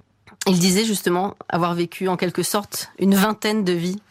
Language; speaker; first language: French; native; French